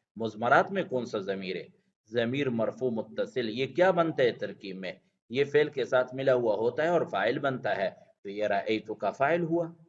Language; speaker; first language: Urdu; non-native, local second language; Pashto